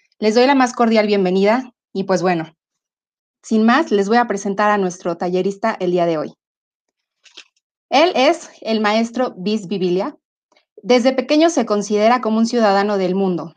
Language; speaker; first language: Spanish; native; Spanish